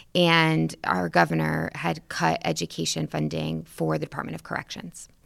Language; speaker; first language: English; native; English